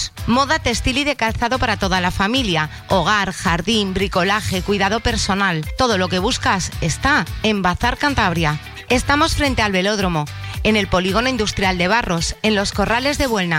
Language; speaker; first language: Spanish; native; Spanish